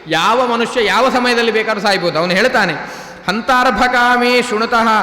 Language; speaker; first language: Kannada; native; Kannada